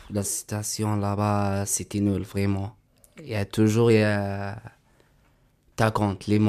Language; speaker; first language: French; non-native, learner; Arabic